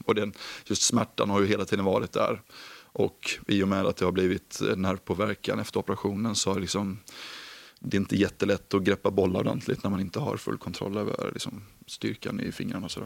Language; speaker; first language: Swedish; native; Swedish